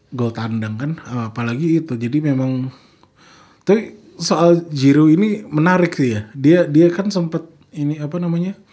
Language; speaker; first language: Indonesian; native; Indonesian